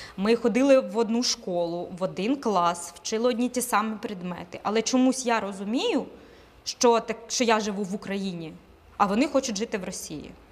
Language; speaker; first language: Ukrainian; non-native, local second language; Russian